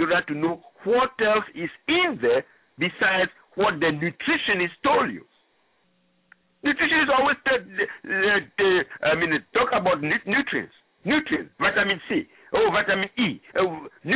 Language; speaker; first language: English; non-native, local second language; French